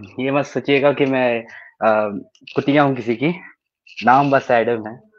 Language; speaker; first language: Hindi; native; Hindi